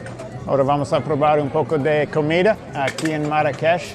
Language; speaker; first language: Spanish; non-native, fluent; English